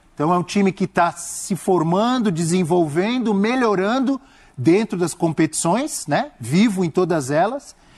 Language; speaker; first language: Portuguese; native; Portuguese